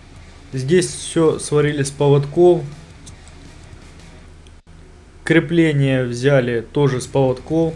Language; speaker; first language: Russian; native; Russian